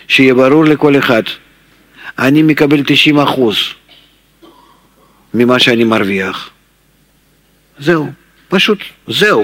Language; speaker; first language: Hebrew; non-native, fluent; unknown